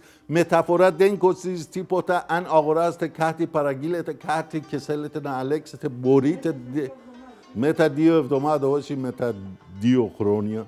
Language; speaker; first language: Greek; non-native, fluent; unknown